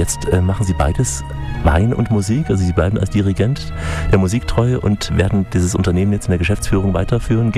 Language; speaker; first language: German; native; German